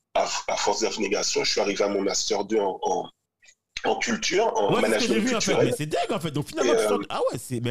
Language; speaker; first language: French; native; French